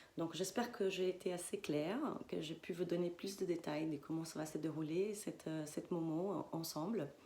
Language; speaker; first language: French; non-native, fluent; Spanish